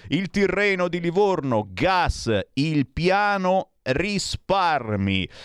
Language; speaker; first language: Italian; non-native, fluent; Portuguese